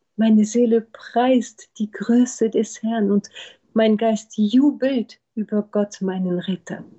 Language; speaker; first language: German; non-native, fluent; French